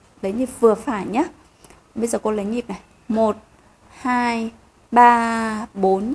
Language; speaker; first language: Vietnamese; native; Vietnamese